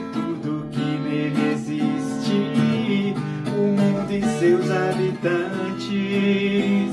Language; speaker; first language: Portuguese; native; Portuguese